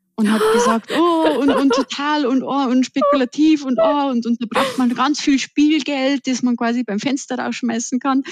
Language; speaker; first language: German; native; German